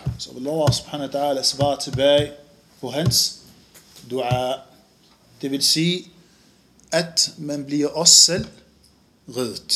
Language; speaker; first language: Danish; non-native, fluent; Arabic